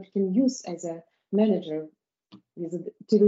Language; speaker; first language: English; non-native, fluent; Russian